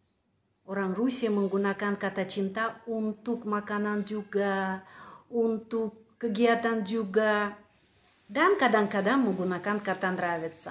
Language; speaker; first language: Indonesian; non-native, fluent; Russian